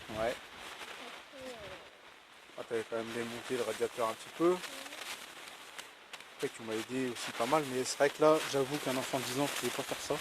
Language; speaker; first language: French; native; French